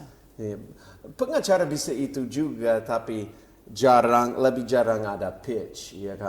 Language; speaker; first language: Indonesian; non-native, fluent; English